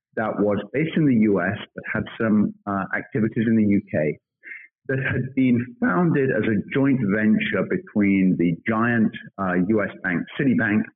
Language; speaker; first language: English; native; English